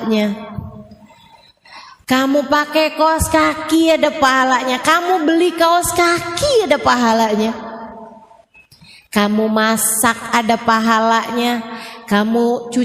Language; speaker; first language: Indonesian; native; Indonesian